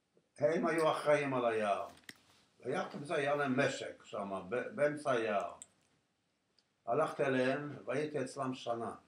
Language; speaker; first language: Hebrew; non-native, fluent; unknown